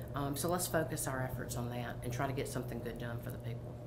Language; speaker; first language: English; native; English